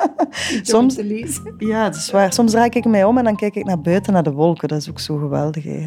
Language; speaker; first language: Dutch; native; Dutch